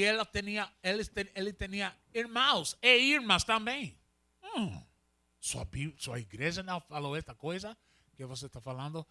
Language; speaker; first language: Portuguese; non-native, learner; Spanish